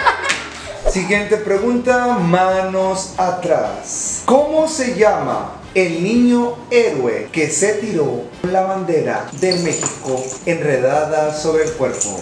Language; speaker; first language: Spanish; native; Spanish